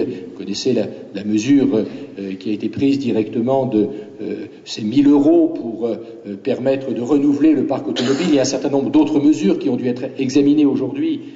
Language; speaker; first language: French; native; French